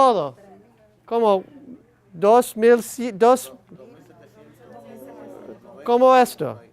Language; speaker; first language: Spanish; non-native, learner; English